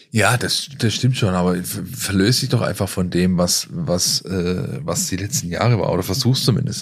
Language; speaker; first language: German; native; German